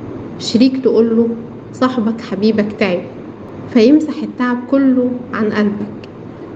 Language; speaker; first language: Arabic; native; Arabic